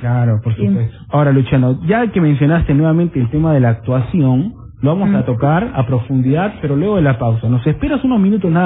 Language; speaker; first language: Spanish; native; Spanish